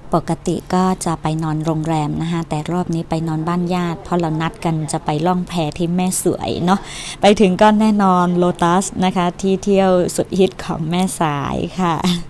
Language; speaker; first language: Thai; non-native, local second language; Khün